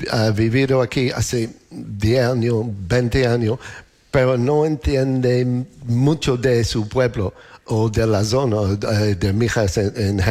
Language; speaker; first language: Spanish; non-native, learner; English